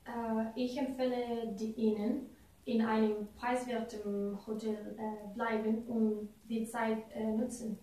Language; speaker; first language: German; non-native, learner; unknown